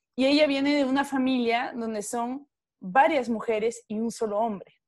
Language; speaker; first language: Spanish; non-native, fluent; French